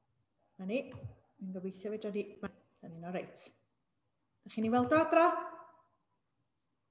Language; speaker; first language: Welsh; native; Welsh